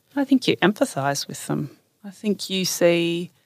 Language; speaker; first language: English; native; English